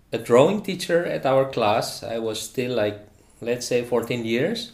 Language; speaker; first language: English; non-native, fluent; Indonesian